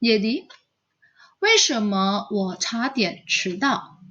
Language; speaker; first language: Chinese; non-native, fluent; Indonesian